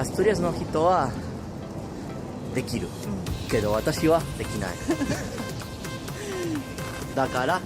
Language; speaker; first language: Japanese; non-native, learner; Spanish